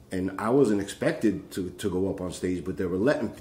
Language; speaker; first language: English; native; English